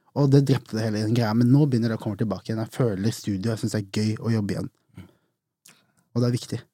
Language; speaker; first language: Norwegian; native; Norwegian